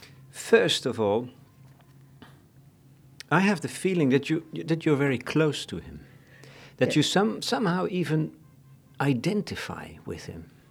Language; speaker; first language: English; non-native, fluent; Dutch